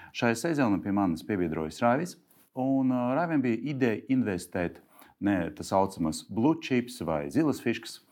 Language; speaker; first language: Latvian; non-native, local second language; Russian